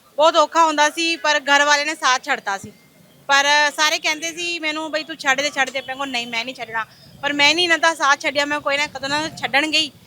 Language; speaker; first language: Punjabi; non-native, local second language; Hindi